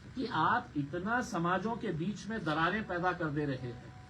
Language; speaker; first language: Hindi; non-native, local second language; Marathi